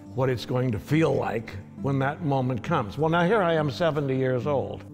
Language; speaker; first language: English; native; English